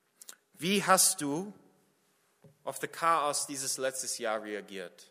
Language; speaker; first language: German; non-native, fluent; English